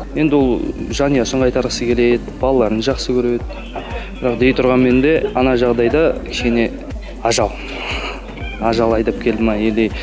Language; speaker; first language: Kazakh; native; Kazakh